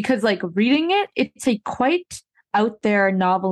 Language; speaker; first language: English; native; English